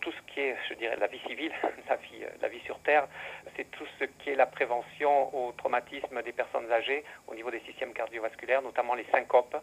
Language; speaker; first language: French; native; French